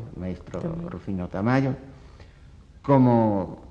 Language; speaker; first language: Spanish; early bilingual, other home language; Polish